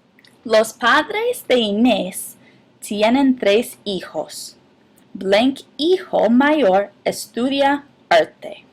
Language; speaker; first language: Spanish; non-native, fluent; English